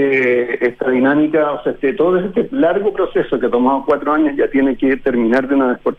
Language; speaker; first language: Spanish; native; Spanish